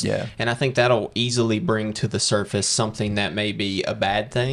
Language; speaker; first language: English; native; English